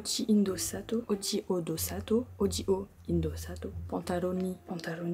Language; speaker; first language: Italian; non-native, learner; French